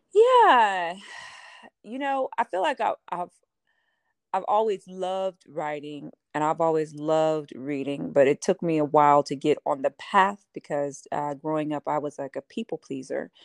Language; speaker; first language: English; native; English